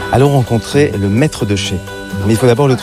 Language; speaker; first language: French; native; French